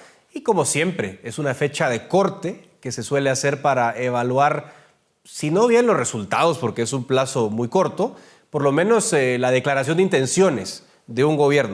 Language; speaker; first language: Spanish; native; Spanish